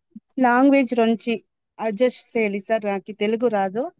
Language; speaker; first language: Telugu; non-native, learner; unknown